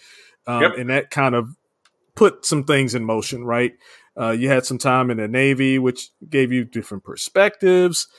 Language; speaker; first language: English; native; English